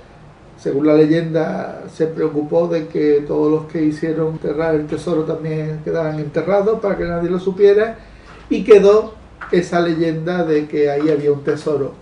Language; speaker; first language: Spanish; native; Spanish